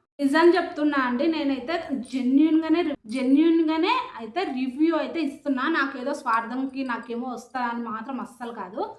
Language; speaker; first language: Telugu; native; Telugu